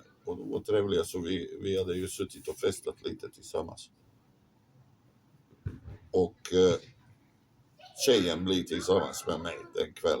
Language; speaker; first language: Swedish; non-native, fluent; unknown